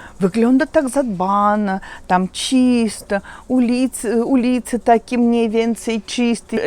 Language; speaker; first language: Polish; non-native, learner; Russian